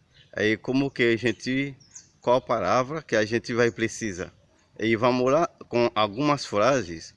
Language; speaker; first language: Portuguese; non-native, learner; Haitian Creole